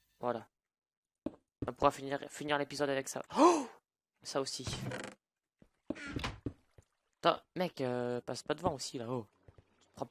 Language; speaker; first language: French; native; French